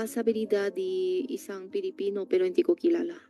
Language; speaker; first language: Filipino; non-native, learner; Chinese